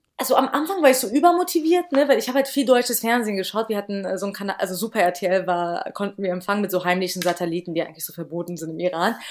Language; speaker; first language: German; early bilingual, other home language; Persian